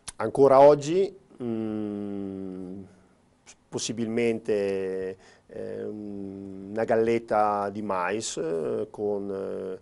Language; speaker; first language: Italian; native; Italian